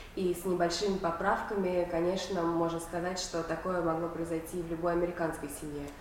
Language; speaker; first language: Russian; native; Russian